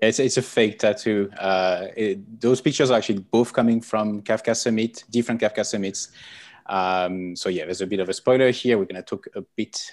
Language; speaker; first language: English; non-native, fluent; French